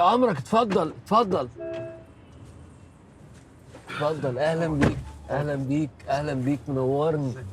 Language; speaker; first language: Arabic; native; Arabic